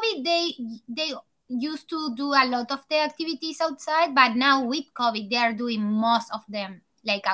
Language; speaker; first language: English; non-native, fluent; Spanish